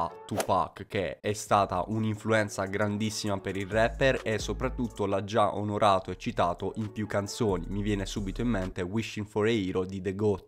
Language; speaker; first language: Italian; native; Italian